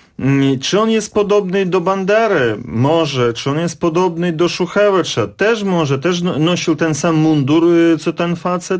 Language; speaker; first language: Polish; non-native, fluent; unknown